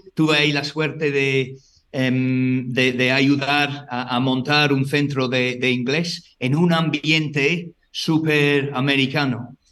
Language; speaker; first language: Spanish; non-native, fluent; English